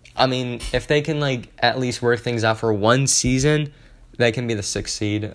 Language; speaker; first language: English; native; English